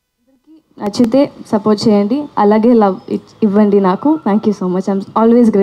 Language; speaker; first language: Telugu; non-native, learner; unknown